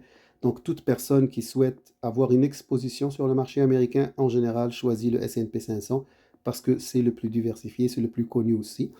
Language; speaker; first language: French; native; French